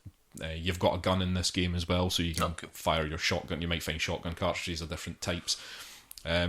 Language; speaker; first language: English; native; English